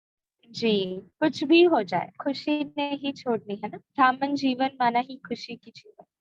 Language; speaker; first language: Hindi; native; Hindi